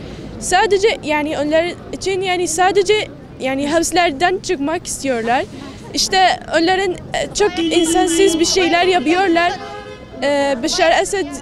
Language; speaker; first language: Turkish; non-native, learner; Arabic